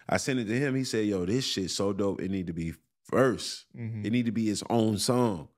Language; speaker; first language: English; native; English